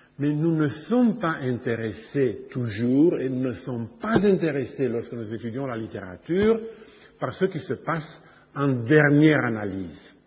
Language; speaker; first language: French; non-native, fluent; Romanian